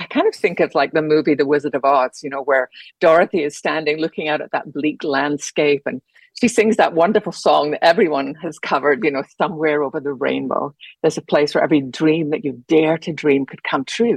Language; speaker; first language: English; native; English